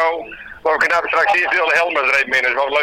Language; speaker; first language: Dutch; native; Dutch